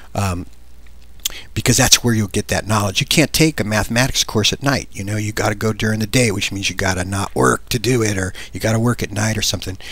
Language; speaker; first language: English; native; English